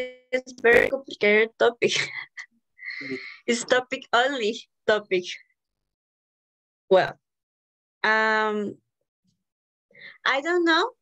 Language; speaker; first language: English; non-native, learner; Spanish